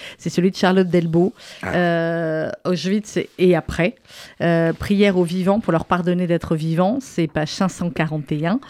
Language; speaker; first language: French; native; French